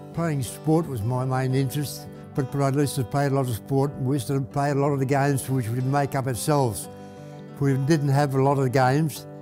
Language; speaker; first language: English; native; English